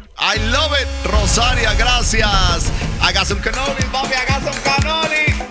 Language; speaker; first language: Spanish; early bilingual, heritage; Spanish